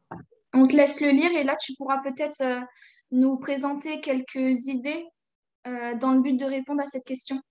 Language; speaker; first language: French; native; French